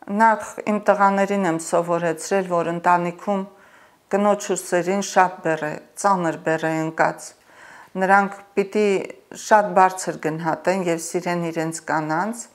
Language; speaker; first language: Armenian; native; Armenian